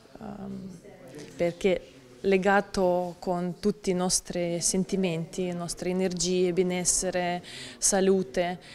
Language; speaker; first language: Italian; non-native, learner; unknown